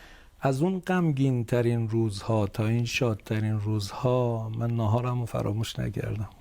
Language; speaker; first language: Persian; native; Persian